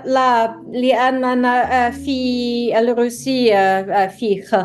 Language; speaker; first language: Arabic; non-native, learner; English